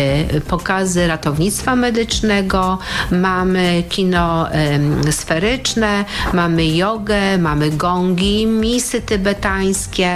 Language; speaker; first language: Polish; native; Polish